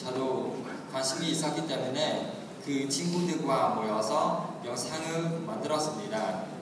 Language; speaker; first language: Korean; non-native, learner; Khmer